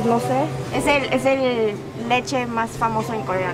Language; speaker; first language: Spanish; early bilingual, other home language; Korean